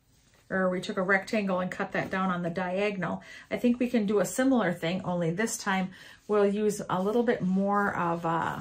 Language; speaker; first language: English; native; English